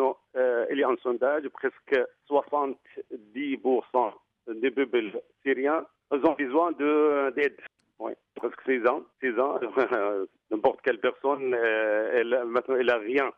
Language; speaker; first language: French; non-native, fluent; Arabic